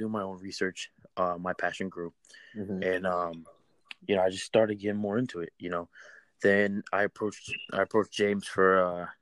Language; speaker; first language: English; native; English